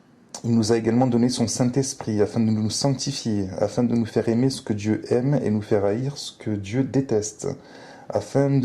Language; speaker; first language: French; native; French